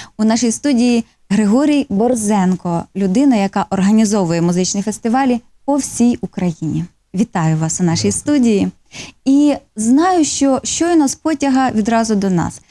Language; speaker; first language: Ukrainian; native; Ukrainian